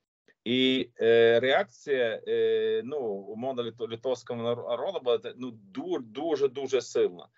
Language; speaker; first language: Ukrainian; non-native, learner; Swedish